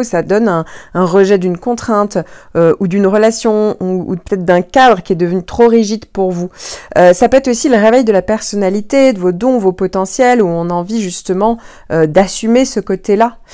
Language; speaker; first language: French; native; French